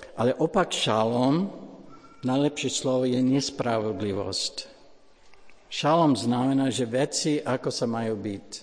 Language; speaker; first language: Slovak; non-native, fluent; English